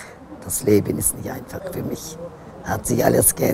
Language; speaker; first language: German; non-native, learner; Turkish